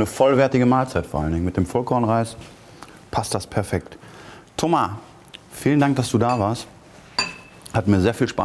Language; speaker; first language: German; native; German